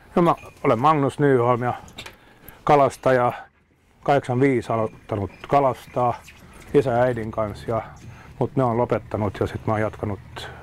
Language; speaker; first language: Finnish; non-native, local second language; Swedish